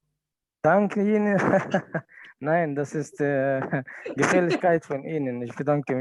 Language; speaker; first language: German; non-native, fluent; Arabic